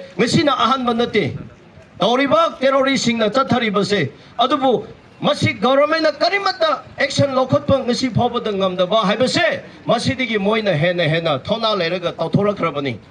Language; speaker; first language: Manipuri; non-native, local second language; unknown